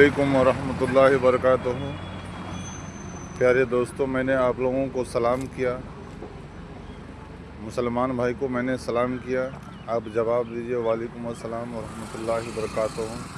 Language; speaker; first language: Hindi; non-native, local second language; Maithili